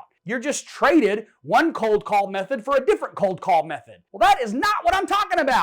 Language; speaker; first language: English; native; English